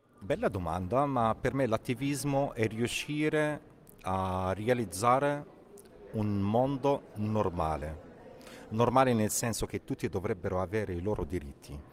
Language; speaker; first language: Italian; non-native, fluent; Arabic